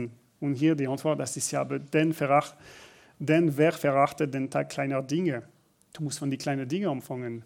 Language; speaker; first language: German; non-native, learner; French